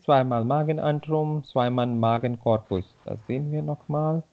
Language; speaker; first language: German; non-native, fluent; Hindi